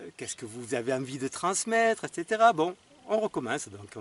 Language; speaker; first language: French; native; French